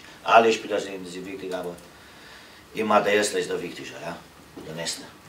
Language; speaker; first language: German; non-native, learner; Romanian